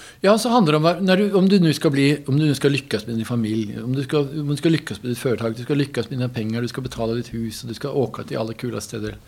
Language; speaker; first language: Swedish; native; Swedish